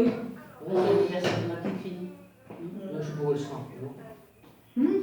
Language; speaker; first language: French; native; French